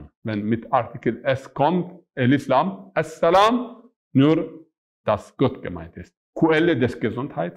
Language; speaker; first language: German; non-native, fluent; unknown